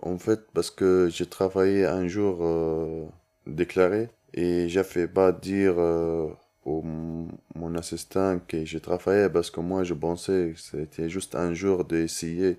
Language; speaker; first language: French; non-native, learner; Arabic